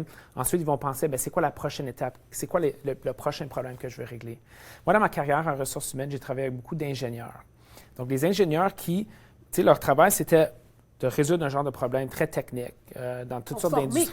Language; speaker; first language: French; native; French